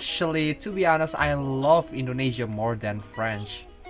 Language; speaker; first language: English; non-native, learner; Indonesian